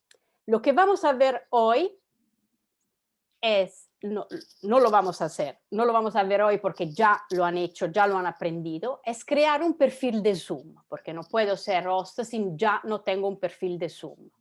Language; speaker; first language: Spanish; non-native, fluent; Italian